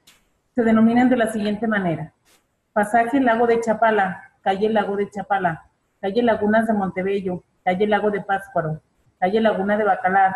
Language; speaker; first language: Spanish; native; Spanish